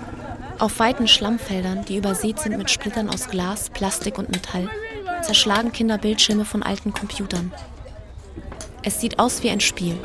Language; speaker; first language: German; native; German